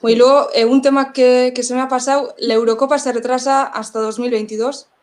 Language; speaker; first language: Spanish; non-native, local second language; Basque